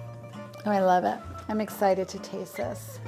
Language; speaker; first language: English; native; English